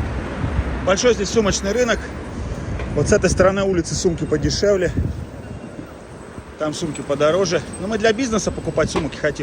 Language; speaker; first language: Russian; native; Russian